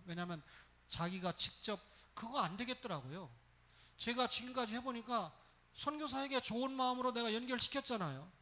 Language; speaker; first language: Korean; native; Korean